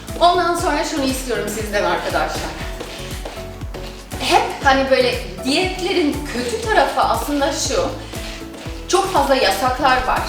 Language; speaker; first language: Turkish; non-native, fluent; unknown